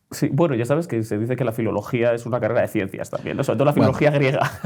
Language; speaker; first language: Spanish; native; Spanish